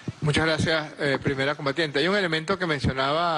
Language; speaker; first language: Spanish; native; Spanish